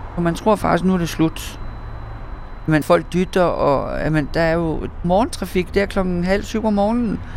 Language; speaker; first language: Danish; native; Danish